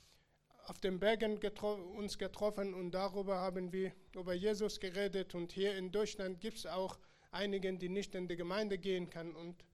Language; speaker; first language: German; non-native, learner; Persian